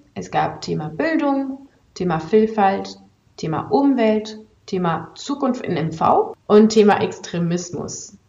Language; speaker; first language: German; non-native, fluent; French